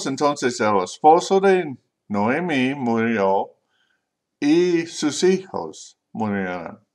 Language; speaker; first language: Spanish; non-native, learner; English